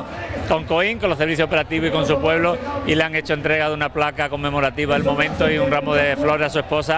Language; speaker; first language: Spanish; native; Spanish